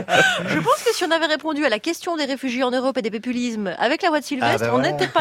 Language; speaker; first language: French; native; French